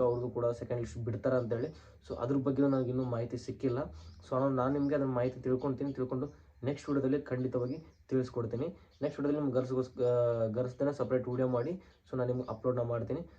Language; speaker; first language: Kannada; native; Kannada